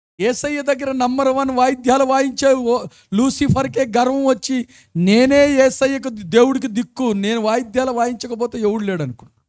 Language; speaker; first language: Telugu; early bilingual, other home language; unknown